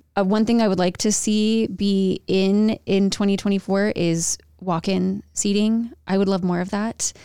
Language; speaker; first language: English; native; English